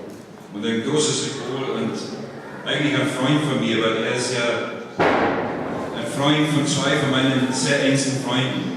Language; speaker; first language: German; non-native, fluent; English